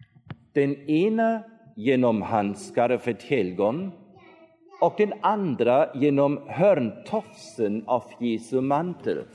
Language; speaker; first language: Swedish; non-native, fluent; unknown